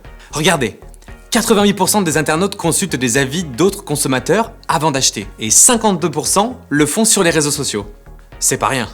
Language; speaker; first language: French; native; French